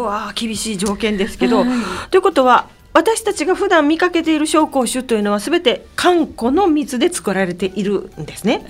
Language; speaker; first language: Japanese; native; Japanese